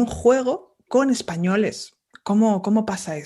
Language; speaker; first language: Spanish; native; Spanish